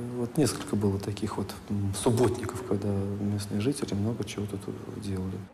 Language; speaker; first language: Russian; native; Russian